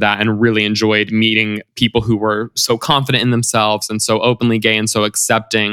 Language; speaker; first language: English; native; English